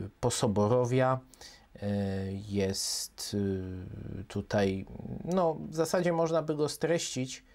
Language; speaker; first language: Polish; native; Polish